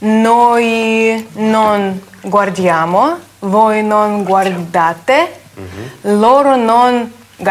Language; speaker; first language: Italian; non-native, learner; Russian